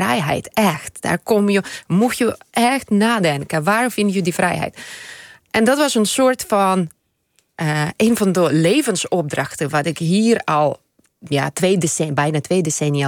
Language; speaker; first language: Dutch; non-native, fluent; Ukrainian